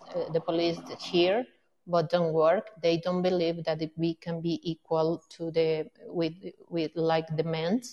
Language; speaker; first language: English; non-native, learner; Spanish